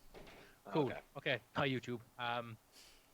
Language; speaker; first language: English; native; English